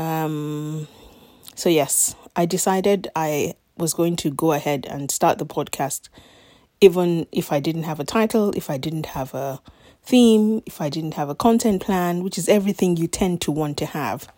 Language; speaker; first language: English; non-native, local second language; Yoruba